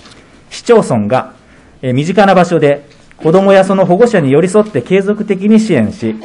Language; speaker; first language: Japanese; native; Japanese